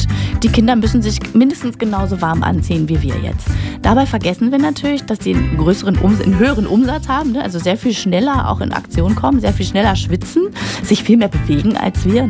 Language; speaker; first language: German; native; German